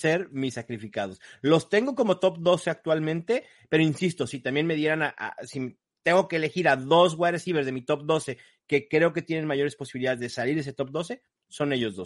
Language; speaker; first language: Spanish; native; Spanish